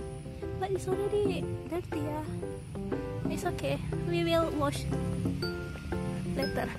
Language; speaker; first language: English; non-native, learner; Indonesian